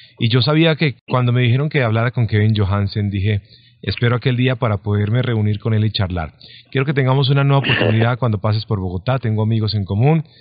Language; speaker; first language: Spanish; native; Spanish